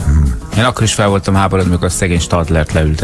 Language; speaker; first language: Hungarian; native; Hungarian